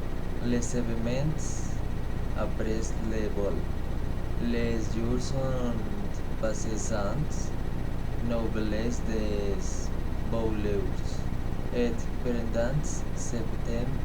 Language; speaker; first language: French; non-native, learner; Spanish